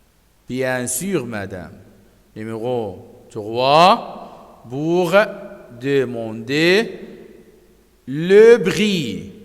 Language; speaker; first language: French; non-native, fluent; Arabic